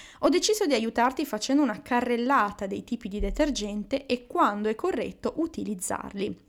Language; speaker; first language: Italian; native; Italian